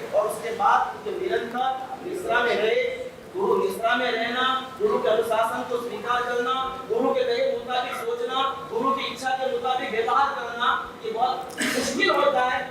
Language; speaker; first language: Hindi; native; Hindi